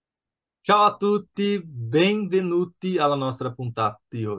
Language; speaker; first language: Italian; non-native, fluent; Portuguese